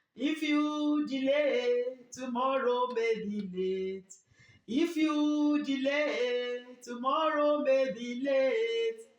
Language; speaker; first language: English; non-native, local second language; Yoruba